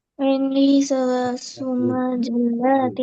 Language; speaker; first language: Arabic; non-native, learner; Bangla